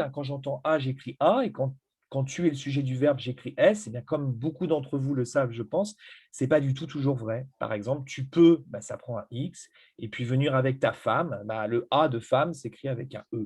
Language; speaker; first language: French; native; French